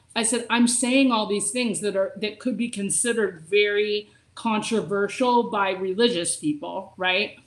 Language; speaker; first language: English; native; English